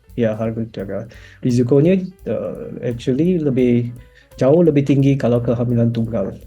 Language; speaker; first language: Malay; non-native, local second language; Chinese